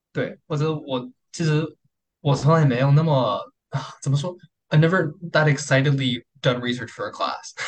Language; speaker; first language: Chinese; non-native, learner; English